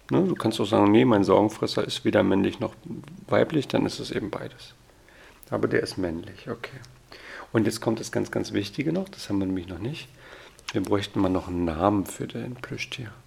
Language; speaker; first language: German; native; German